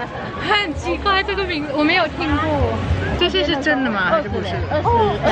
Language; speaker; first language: Chinese; non-native, local second language; Cantonese